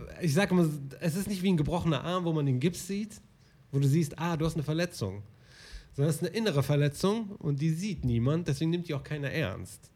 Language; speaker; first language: German; early bilingual, other home language; Arabic